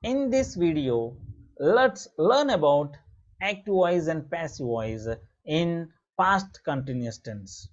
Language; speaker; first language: English; non-native, local second language; Telugu